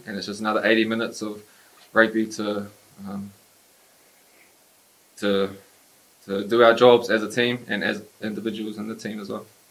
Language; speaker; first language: English; native; English